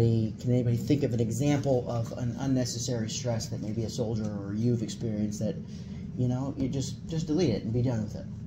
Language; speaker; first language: English; native; English